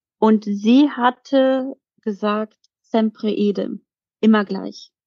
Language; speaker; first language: German; early bilingual, other home language; Polish